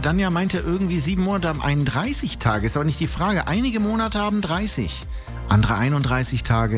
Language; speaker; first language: German; native; German